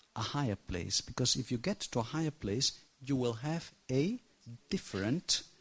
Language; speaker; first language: English; non-native, fluent; Spanish